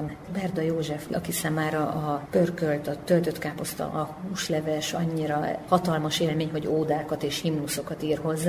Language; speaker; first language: Hungarian; native; Hungarian